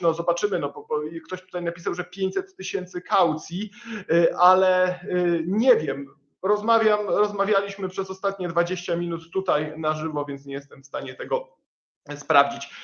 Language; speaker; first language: Polish; native; Polish